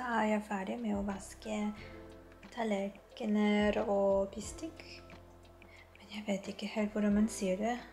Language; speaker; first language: Norwegian; non-native, learner; Filipino